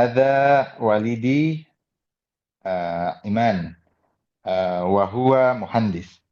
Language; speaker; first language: Arabic; non-native, learner; Indonesian